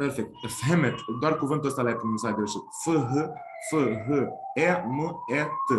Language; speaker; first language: Romanian; non-native, fluent; Arabic